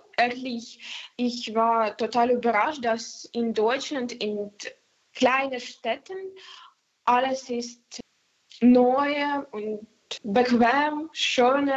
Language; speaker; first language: German; non-native, learner; Ukrainian